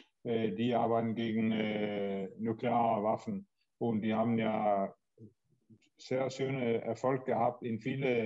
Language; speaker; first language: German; non-native, learner; Danish